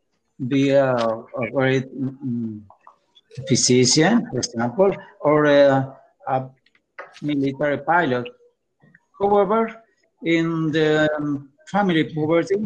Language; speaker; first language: English; non-native, learner; Spanish